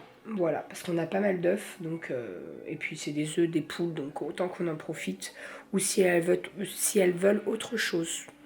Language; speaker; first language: French; native; French